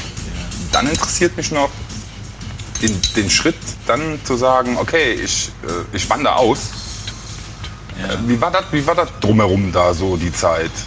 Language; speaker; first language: German; native; German